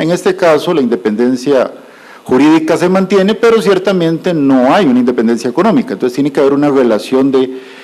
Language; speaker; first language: Spanish; native; Spanish